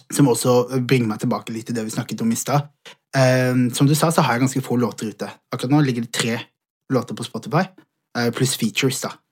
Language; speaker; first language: Norwegian; early bilingual, other home language; Somali